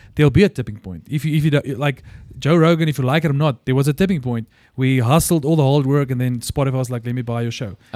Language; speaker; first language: English; non-native, local second language; Afrikaans